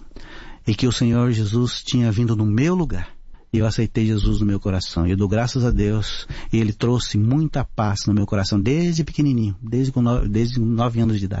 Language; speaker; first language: Portuguese; non-native, local second language; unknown